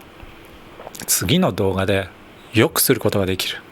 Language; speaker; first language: Japanese; native; Japanese